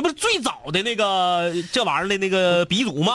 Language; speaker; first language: Chinese; native; Chinese